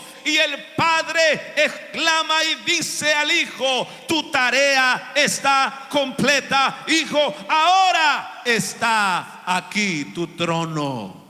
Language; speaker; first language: Spanish; native; Spanish